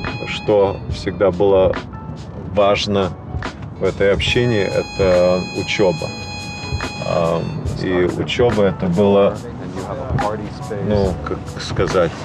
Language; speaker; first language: Russian; early bilingual, heritage; Russian